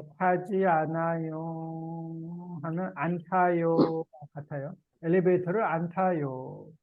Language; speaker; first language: Korean; native; Korean